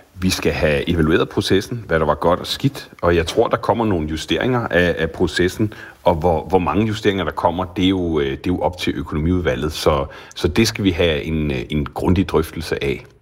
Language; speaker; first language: Danish; native; Danish